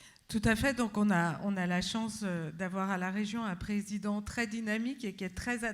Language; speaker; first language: French; native; French